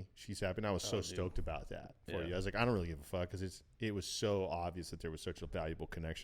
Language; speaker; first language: English; native; English